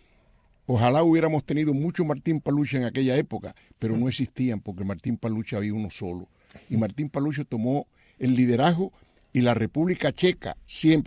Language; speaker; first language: Spanish; native; Spanish